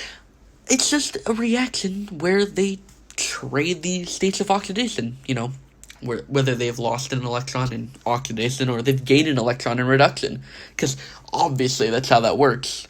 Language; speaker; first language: English; native; English